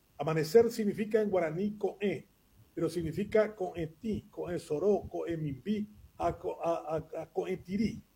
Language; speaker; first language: Spanish; non-native, local second language; Guarani